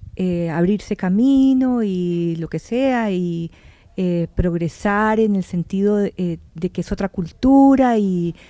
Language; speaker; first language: Spanish; native; Spanish